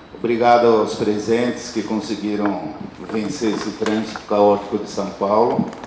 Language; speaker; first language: Portuguese; early bilingual, other home language; Italian